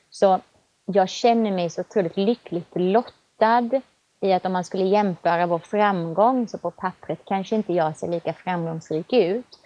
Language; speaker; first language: Swedish; native; Swedish